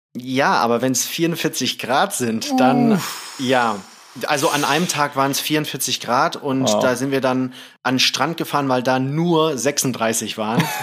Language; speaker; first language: German; early bilingual, other home language; Thai